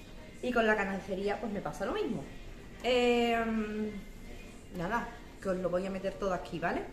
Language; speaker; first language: Spanish; native; Spanish